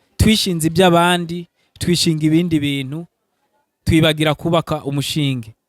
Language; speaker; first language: Rundi; early bilingual, heritage; Rundi